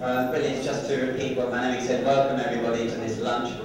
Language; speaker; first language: English; native; English